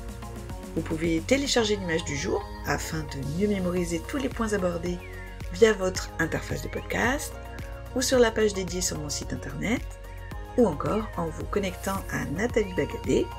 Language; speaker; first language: French; native; French